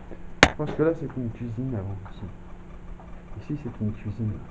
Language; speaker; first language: French; native; French